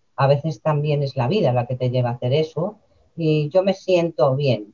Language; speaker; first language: Spanish; native; Spanish